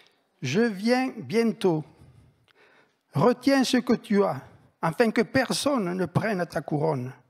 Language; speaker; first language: French; native; French